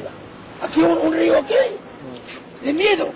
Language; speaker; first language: Spanish; non-native, learner; Riffian